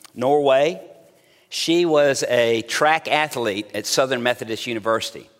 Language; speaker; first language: English; native; English